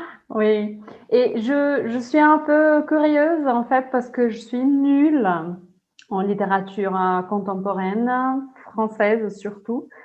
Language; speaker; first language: French; non-native, fluent; Portuguese